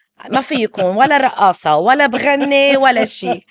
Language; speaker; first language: Arabic; early bilingual, heritage; Arabic